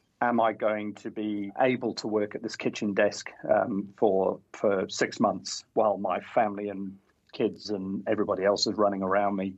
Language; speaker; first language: English; native; English